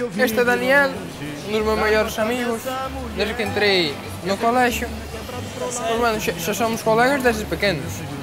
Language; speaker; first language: Galician; early bilingual, heritage; Galician